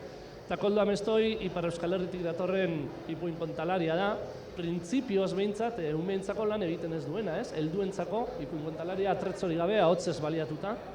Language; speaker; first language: Basque; native; Basque